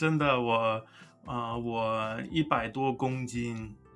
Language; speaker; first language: Chinese; non-native, learner; English